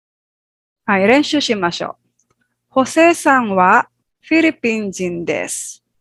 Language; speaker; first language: Japanese; non-native, fluent; Filipino